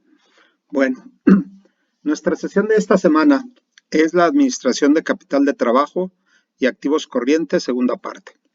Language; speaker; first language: Spanish; native; Spanish